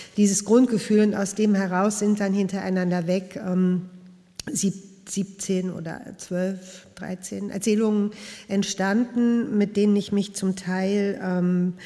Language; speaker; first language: German; native; German